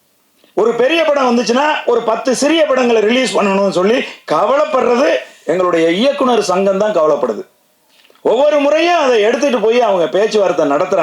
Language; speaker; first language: Tamil; native; Tamil